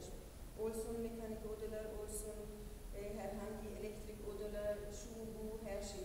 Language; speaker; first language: Turkish; non-native, fluent; German